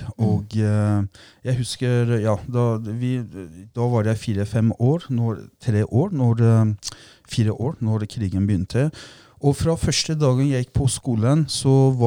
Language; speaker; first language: Norwegian; early bilingual, other home language; Persian